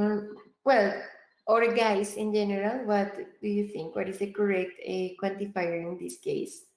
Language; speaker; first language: English; non-native, fluent; Spanish